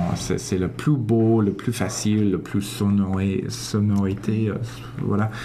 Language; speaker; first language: French; non-native, fluent; English